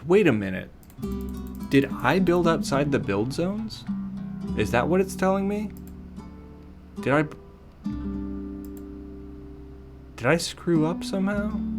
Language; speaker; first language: English; native; English